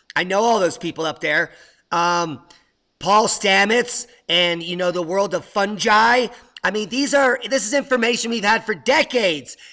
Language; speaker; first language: English; native; English